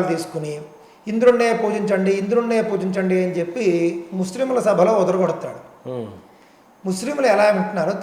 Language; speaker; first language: Telugu; native; Telugu